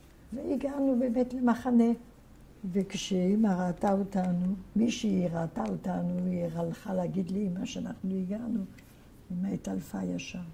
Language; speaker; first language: Hebrew; non-native, fluent; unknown